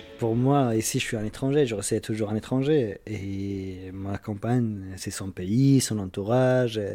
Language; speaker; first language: French; non-native, fluent; Arabic